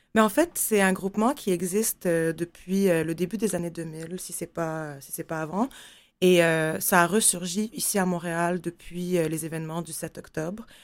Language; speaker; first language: French; non-native, local second language; Arabic